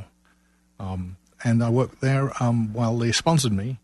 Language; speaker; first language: English; native; English